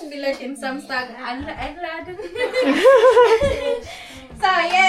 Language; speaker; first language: German; non-native, learner; Cebuano